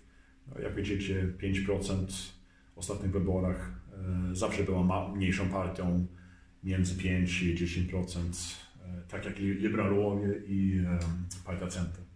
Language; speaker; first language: Polish; early bilingual, heritage; Swedish